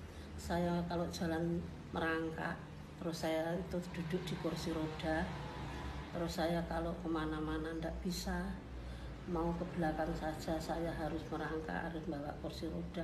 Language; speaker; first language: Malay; non-native, local second language; Javanese